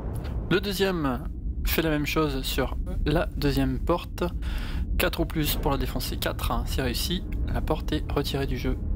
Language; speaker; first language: French; native; French